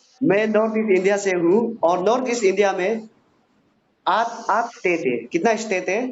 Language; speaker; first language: Hindi; non-native, local second language; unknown